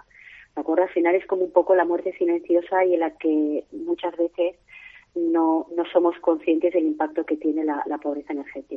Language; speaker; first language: Spanish; native; Spanish